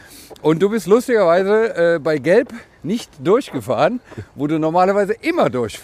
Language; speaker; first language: German; native; German